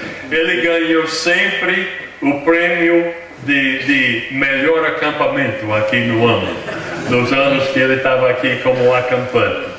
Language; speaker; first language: Portuguese; non-native, fluent; English